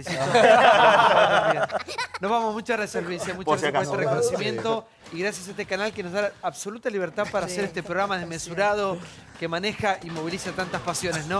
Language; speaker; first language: Spanish; native; Spanish